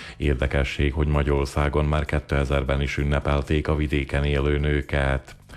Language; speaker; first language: Hungarian; native; Hungarian